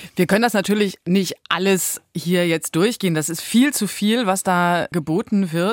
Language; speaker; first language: German; native; German